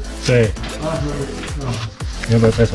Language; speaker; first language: Chinese; native; Chinese